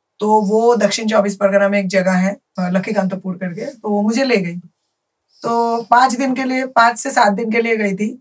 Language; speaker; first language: Hindi; non-native, local second language; Bangla